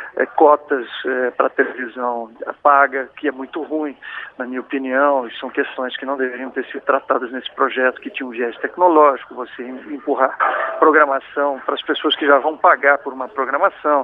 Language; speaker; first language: Portuguese; native; Portuguese